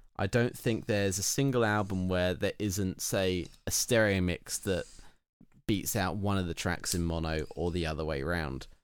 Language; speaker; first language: English; native; English